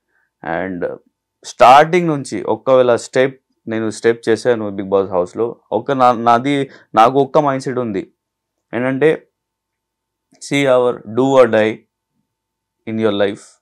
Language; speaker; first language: Telugu; non-native, learner; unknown